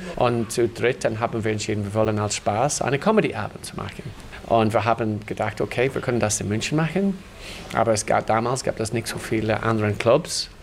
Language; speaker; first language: German; non-native, fluent; English